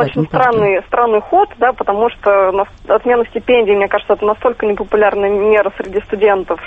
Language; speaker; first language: Russian; native; Russian